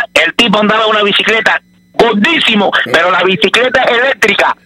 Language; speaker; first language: Spanish; native; Spanish